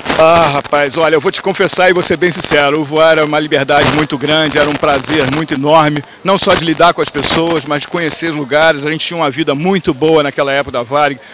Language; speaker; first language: Portuguese; native; Portuguese